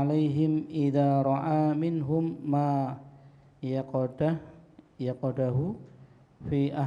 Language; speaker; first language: Arabic; non-native, learner; Indonesian